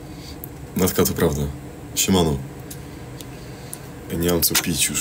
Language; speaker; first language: Polish; native; Polish